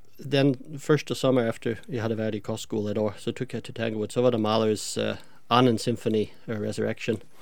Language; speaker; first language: Norwegian; non-native, fluent; English